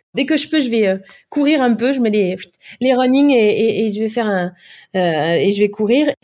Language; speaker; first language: French; native; French